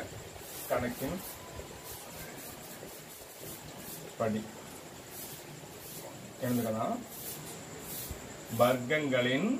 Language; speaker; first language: Tamil; native; Tamil